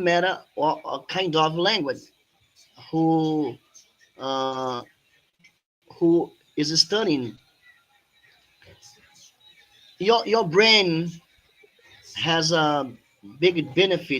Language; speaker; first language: English; non-native, fluent; Portuguese